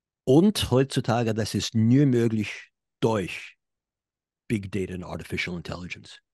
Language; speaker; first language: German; non-native, fluent; English